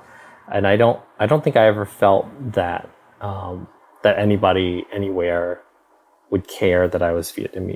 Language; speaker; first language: English; native; English